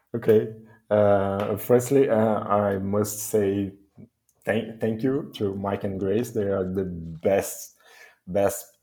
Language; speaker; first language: English; non-native, fluent; Portuguese